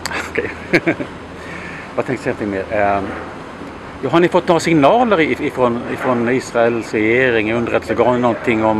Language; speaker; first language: Swedish; native; Swedish